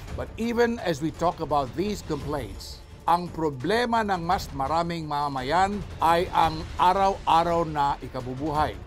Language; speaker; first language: Filipino; non-native, local second language; Cebuano